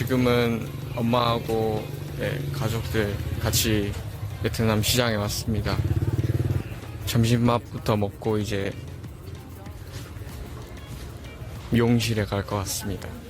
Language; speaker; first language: Korean; early bilingual, other home language; Vietnamese